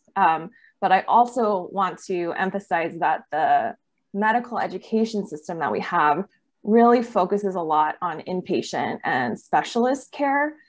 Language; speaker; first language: English; native; English